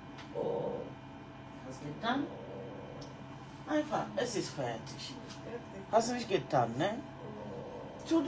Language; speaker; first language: German; non-native, learner; French